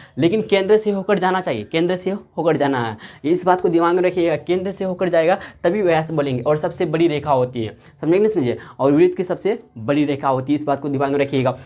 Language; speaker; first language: Hindi; native; Hindi